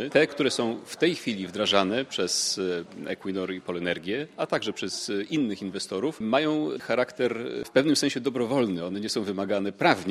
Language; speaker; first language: Polish; native; Polish